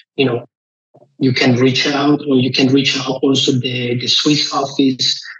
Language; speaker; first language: English; non-native, fluent; Italian